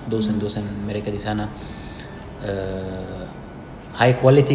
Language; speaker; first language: Indonesian; non-native, fluent; Arabic